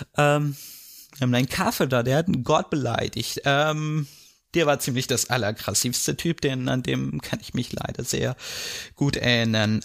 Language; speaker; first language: German; non-native, fluent; Kurdish